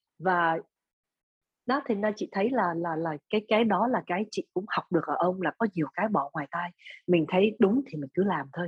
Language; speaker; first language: Vietnamese; early bilingual, other home language; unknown